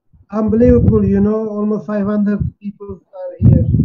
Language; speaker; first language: English; non-native, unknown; Turkish